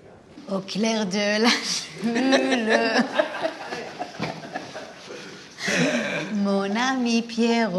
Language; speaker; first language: French; non-native, learner; Hebrew